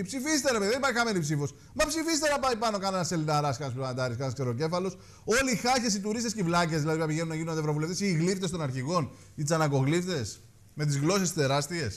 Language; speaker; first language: Greek; native; Greek